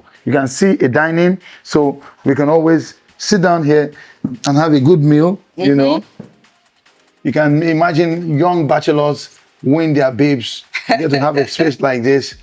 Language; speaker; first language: English; non-native, local second language; Igbo